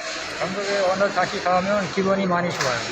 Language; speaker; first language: Korean; non-native, learner; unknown